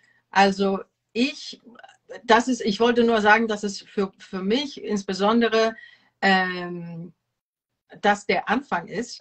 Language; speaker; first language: German; non-native, fluent; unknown